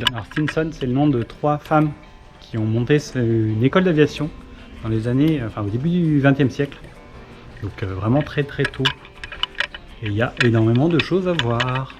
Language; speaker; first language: French; native; French